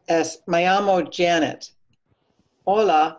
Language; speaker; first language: Spanish; non-native, learner; English